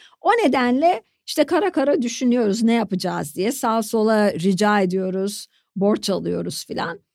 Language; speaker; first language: Turkish; native; Turkish